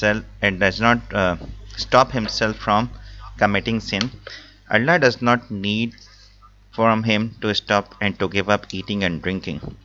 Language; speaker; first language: English; non-native, local second language; Urdu